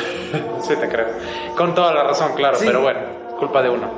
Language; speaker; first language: Spanish; native; Spanish